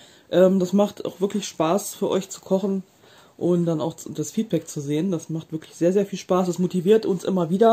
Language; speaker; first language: German; native; German